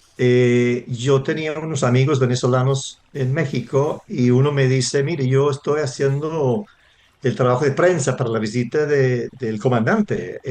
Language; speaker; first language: Spanish; non-native, fluent; English